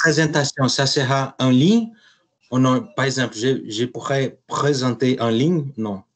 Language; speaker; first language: French; non-native, learner; Portuguese